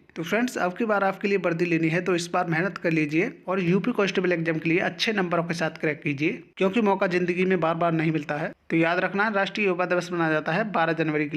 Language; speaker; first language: Hindi; native; Hindi